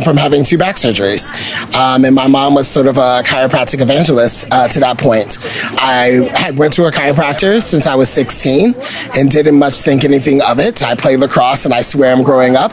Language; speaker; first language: English; native; English